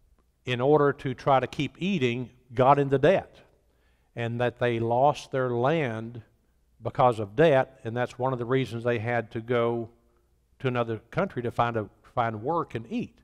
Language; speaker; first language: English; native; English